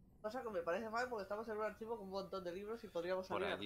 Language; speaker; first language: Spanish; native; Spanish